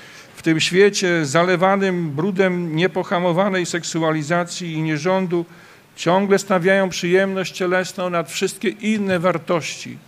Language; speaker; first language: Polish; native; Polish